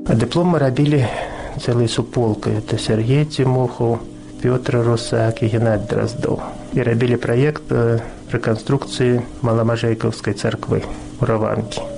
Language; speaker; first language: Belarusian; native; Belarusian